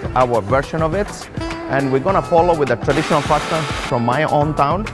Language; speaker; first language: English; non-native, fluent; Italian